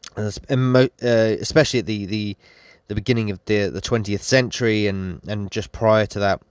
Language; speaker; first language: English; native; English